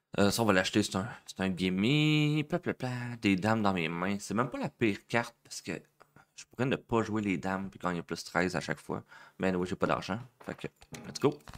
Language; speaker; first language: French; native; French